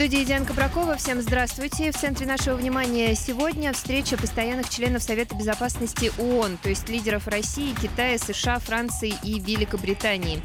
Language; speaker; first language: Russian; native; Russian